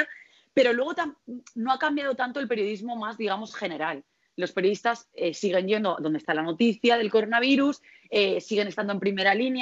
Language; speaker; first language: Spanish; native; Spanish